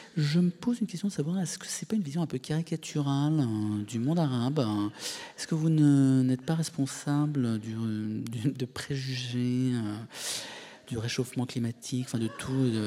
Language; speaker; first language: French; native; French